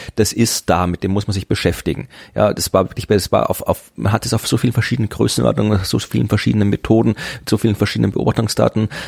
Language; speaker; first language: German; native; German